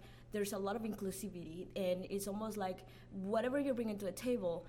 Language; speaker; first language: English; non-native, fluent; Spanish